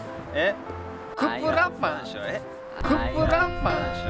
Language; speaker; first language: Indonesian; non-native, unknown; Japanese